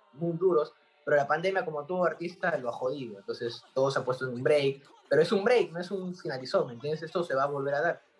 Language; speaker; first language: Spanish; native; Spanish